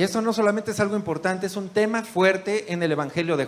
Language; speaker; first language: Spanish; native; Spanish